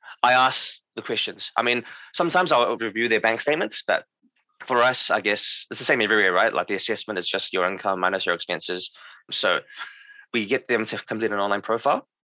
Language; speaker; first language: English; native; English